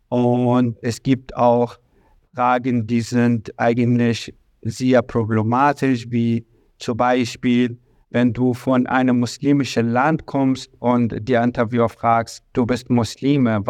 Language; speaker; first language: German; non-native, learner; Arabic